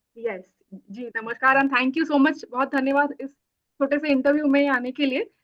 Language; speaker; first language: Hindi; non-native, local second language; Bangla